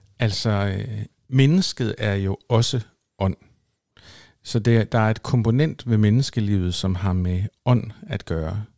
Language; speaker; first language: Danish; native; Danish